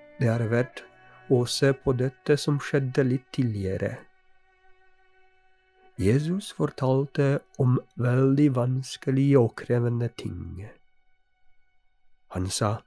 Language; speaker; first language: Norwegian; non-native, fluent; Polish